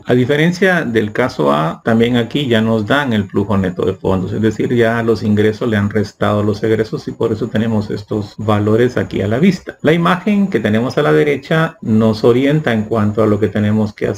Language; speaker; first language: Spanish; native; Spanish